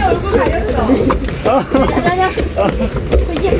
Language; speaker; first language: Korean; non-native, learner; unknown